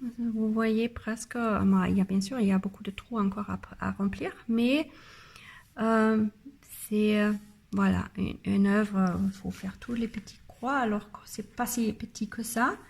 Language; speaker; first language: French; non-native, learner; German